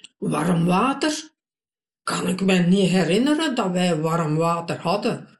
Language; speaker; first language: Dutch; native; Dutch